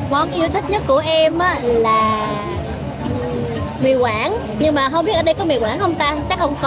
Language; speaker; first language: Vietnamese; early bilingual, other home language; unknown